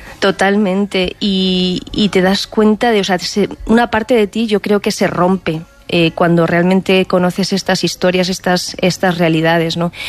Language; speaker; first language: Spanish; native; Spanish